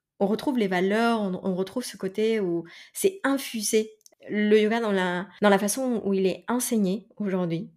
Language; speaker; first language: French; non-native, fluent; Spanish